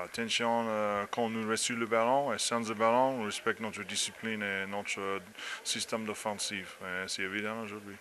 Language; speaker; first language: French; non-native, learner; English